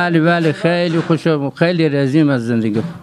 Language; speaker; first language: Persian; native; Persian